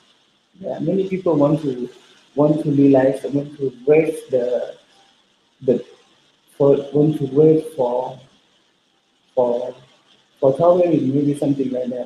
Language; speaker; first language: English; non-native, learner; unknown